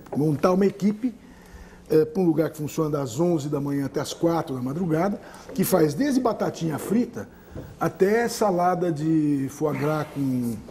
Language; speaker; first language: Portuguese; native; Portuguese